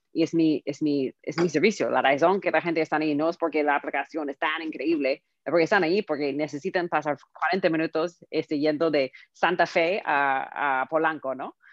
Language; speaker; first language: Spanish; non-native, fluent; English